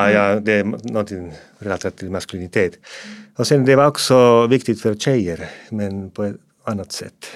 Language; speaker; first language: Swedish; non-native, fluent; Finnish